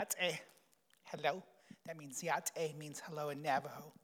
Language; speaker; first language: English; native; English